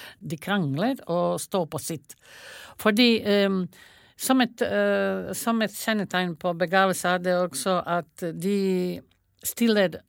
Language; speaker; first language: Norwegian; non-native, fluent; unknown